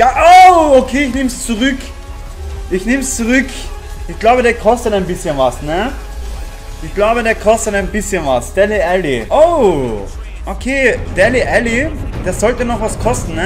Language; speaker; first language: German; native; German